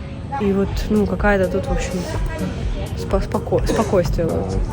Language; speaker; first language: Russian; native; Russian